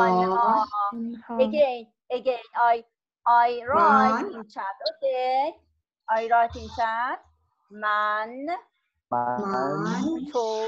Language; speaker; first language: English; non-native, learner; Persian